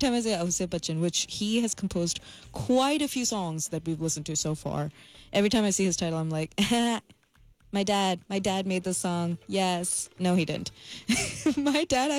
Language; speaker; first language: English; non-native, local second language; Malayalam